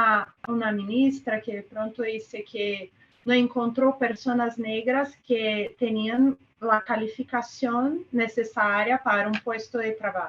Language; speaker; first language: Spanish; non-native, fluent; Portuguese